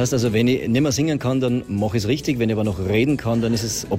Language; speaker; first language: German; native; German